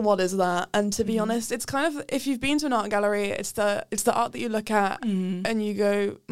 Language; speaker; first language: English; native; English